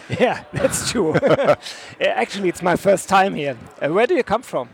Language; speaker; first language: English; non-native, fluent; German